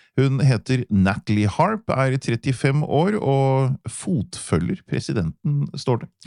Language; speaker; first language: Norwegian; native; Norwegian